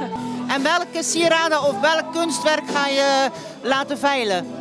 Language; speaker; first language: Dutch; native; Dutch